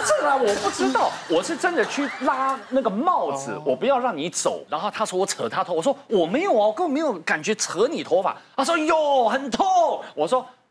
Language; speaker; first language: Chinese; native; Chinese